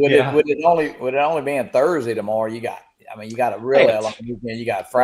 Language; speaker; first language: English; native; English